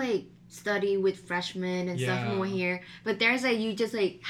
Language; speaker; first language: English; non-native, fluent; Vietnamese